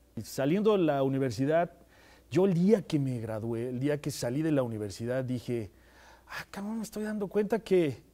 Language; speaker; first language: Spanish; native; Spanish